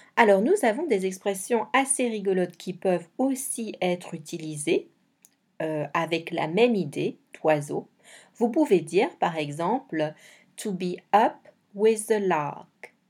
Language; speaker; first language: French; native; French